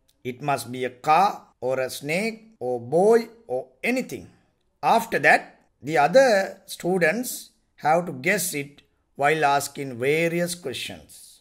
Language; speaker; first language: English; non-native, local second language; Sinhala